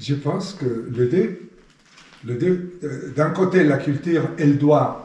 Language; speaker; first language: French; non-native, fluent; Spanish